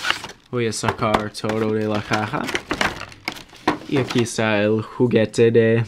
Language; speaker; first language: Spanish; non-native, learner; English